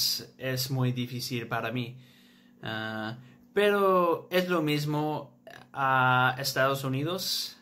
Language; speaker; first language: Spanish; non-native, learner; English